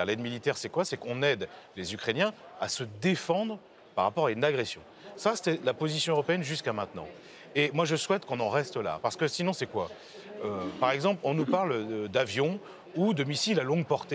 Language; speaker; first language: French; native; French